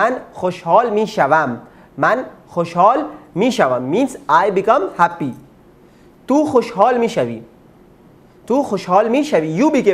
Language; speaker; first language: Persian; non-native, fluent; Urdu